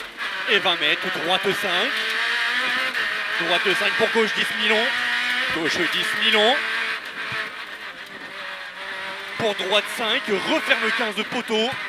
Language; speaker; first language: French; native; French